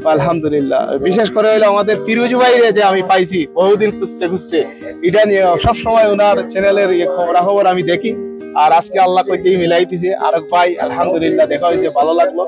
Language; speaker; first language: Bangla; native; Bangla